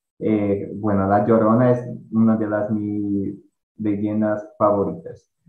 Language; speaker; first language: Spanish; non-native, fluent; Portuguese